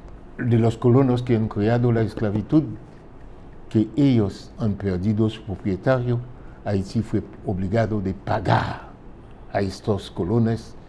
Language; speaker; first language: Spanish; non-native, fluent; French